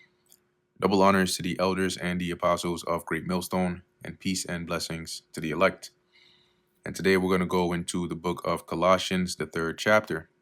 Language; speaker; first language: English; native; English